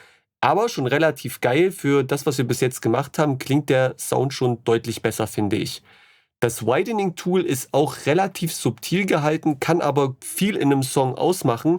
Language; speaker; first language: German; native; German